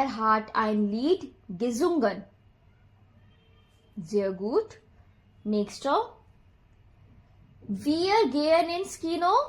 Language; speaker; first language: German; non-native, fluent; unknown